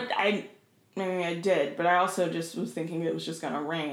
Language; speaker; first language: English; native; English